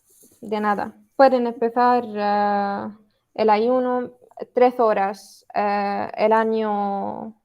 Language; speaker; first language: Spanish; non-native, learner; Arabic